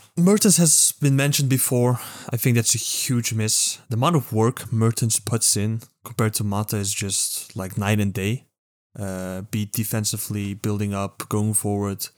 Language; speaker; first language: English; non-native, fluent; Dutch